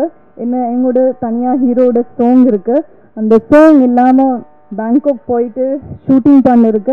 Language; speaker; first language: Tamil; non-native, learner; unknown